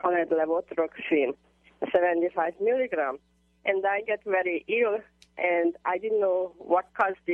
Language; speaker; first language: English; non-native, learner; Hungarian